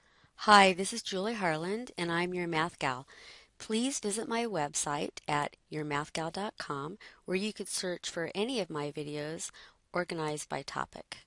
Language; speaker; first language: English; native; English